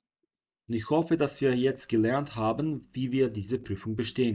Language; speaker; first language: German; non-native, fluent; Serbian